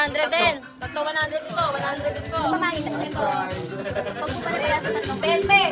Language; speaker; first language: Filipino; native; Filipino